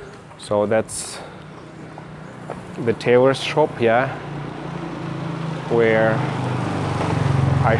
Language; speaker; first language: English; non-native, fluent; Russian